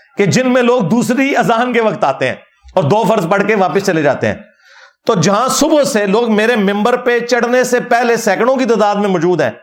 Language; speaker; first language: Urdu; non-native, local second language; Punjabi